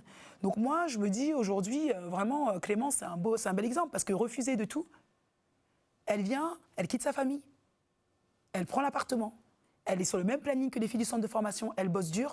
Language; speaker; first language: French; native; French